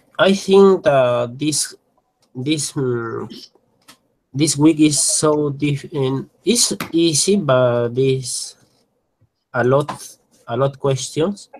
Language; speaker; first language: English; non-native, learner; Spanish